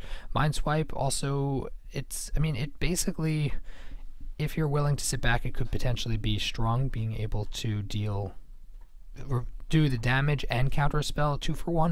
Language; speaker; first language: English; native; English